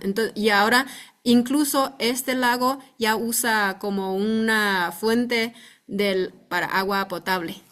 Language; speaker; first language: Spanish; non-native, fluent; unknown